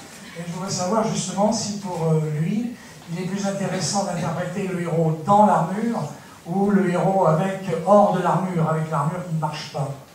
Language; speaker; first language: French; native; French